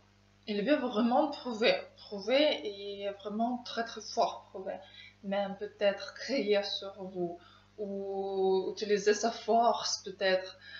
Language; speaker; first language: French; non-native, learner; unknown